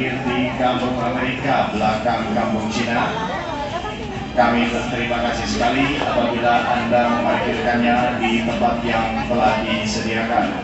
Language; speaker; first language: Indonesian; native; Indonesian